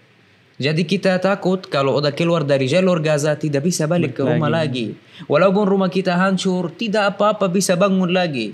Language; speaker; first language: Indonesian; non-native, fluent; Arabic